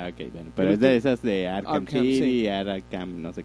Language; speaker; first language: Spanish; native; Spanish